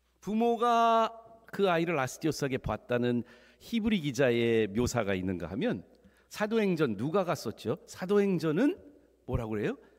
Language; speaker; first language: Korean; early bilingual, heritage; Korean